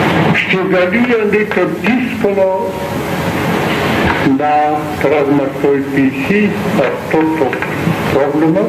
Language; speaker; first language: Greek; non-native, fluent; Russian